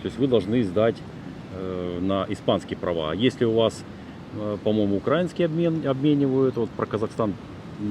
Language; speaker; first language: Russian; native; Russian